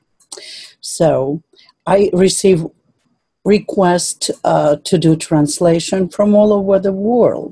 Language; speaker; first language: English; non-native, fluent; Russian